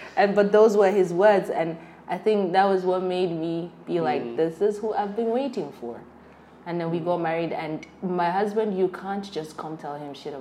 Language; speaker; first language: English; non-native, local second language; Hausa